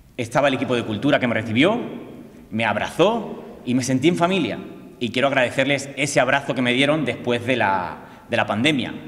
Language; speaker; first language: Spanish; native; Spanish